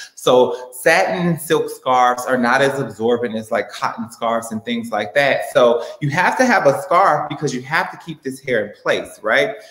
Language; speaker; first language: English; native; English